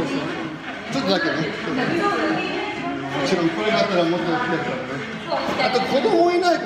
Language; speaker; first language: Japanese; non-native, fluent; English